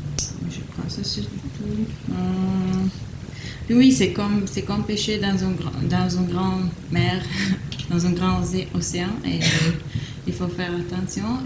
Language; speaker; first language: French; non-native, fluent; Italian